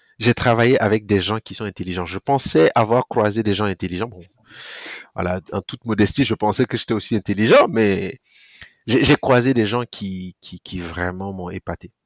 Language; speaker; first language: French; non-native, local second language; Mossi